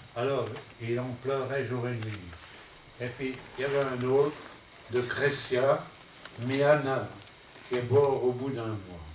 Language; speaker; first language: French; native; French